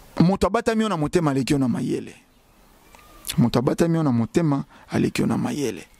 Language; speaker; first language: Lingala; non-native, local second language; Kongo